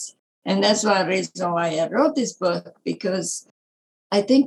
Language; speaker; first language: English; non-native, fluent; Italian